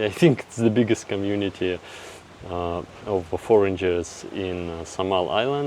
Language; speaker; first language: English; non-native, fluent; Russian